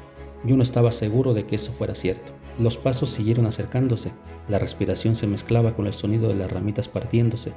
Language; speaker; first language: Spanish; native; Spanish